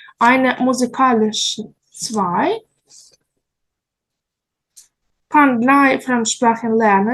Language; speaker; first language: German; non-native, learner; Ukrainian